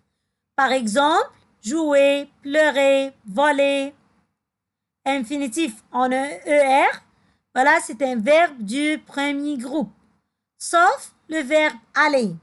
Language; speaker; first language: French; non-native, fluent; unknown